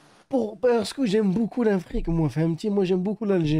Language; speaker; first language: French; native; French